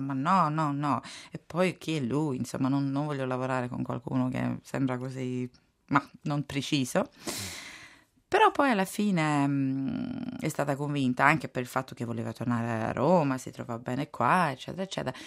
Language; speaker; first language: Italian; non-native, fluent; Swedish